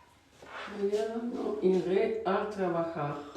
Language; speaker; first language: Spanish; non-native, learner; French